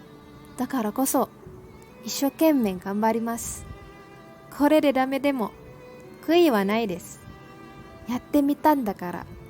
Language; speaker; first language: Japanese; non-native, learner; Malay